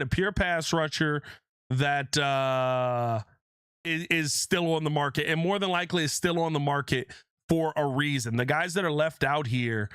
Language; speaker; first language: English; native; English